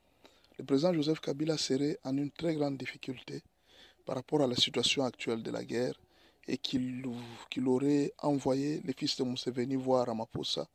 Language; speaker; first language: French; non-native, local second language; Lingala